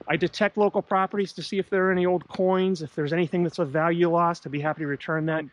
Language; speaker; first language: English; native; English